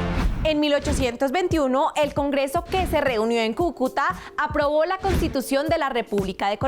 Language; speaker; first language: Spanish; native; Spanish